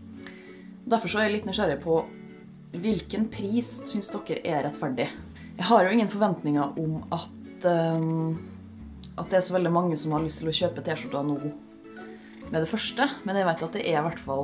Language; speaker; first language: Norwegian; native; Norwegian